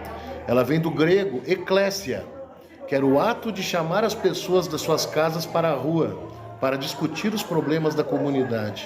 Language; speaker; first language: Portuguese; native; Portuguese